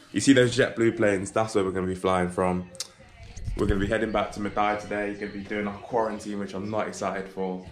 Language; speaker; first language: English; native; English